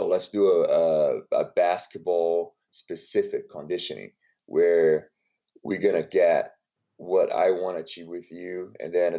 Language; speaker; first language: English; non-native, fluent; Portuguese